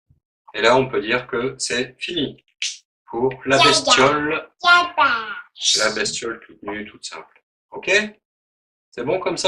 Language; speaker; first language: French; native; French